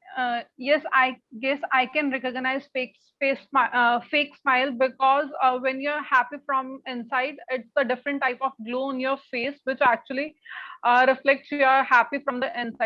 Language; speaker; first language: English; non-native, fluent; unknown